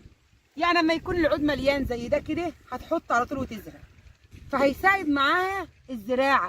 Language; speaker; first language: Arabic; native; Arabic